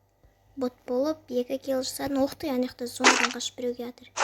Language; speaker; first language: Kazakh; native; Kazakh